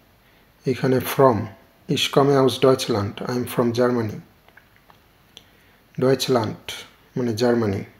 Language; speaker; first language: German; non-native, fluent; Bangla